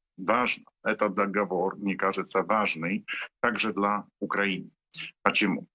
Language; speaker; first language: Polish; non-native, learner; Ukrainian